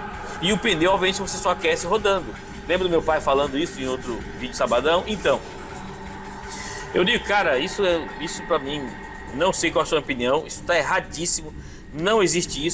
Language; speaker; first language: Portuguese; native; Portuguese